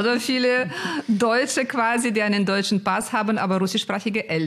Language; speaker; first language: German; non-native, learner; Russian